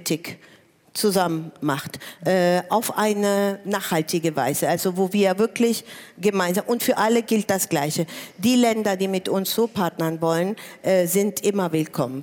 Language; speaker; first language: German; non-native, fluent; Spanish